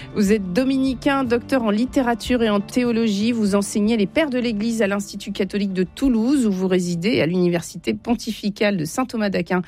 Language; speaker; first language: French; native; French